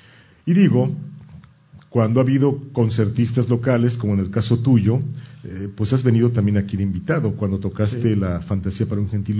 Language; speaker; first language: Spanish; native; Spanish